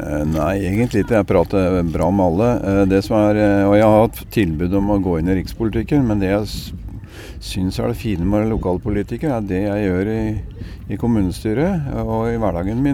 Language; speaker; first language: Norwegian; native; Norwegian